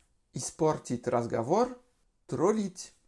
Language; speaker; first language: Russian; non-native, fluent; French